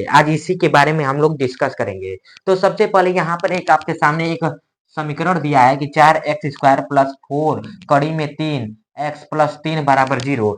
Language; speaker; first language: Hindi; native; Hindi